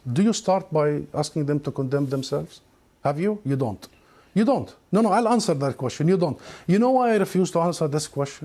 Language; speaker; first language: English; non-native, fluent; Arabic